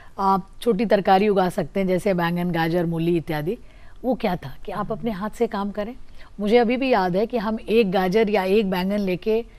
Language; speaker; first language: Hindi; native; Hindi